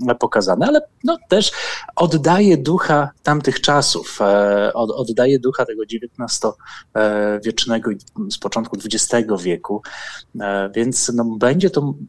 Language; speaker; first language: Polish; native; Polish